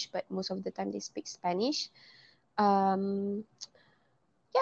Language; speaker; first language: English; non-native, local second language; Malay